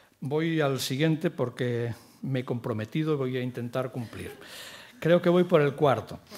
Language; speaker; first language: Spanish; non-native, local second language; Catalan